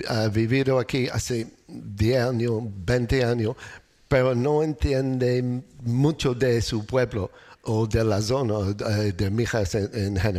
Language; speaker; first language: Spanish; non-native, learner; English